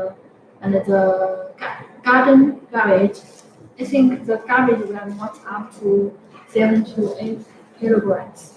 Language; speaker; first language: English; non-native, fluent; Chinese